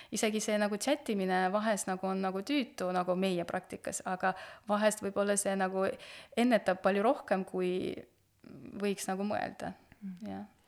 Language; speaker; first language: Estonian; non-native, local second language; Russian